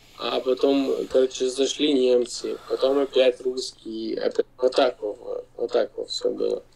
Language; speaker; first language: Russian; non-native, local second language; Lithuanian